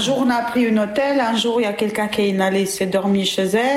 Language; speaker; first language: French; non-native, learner; Albanian